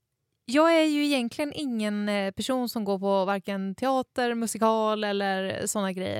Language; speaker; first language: Swedish; native; Swedish